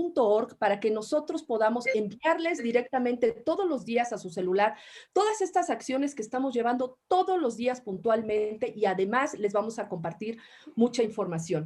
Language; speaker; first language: Spanish; native; Spanish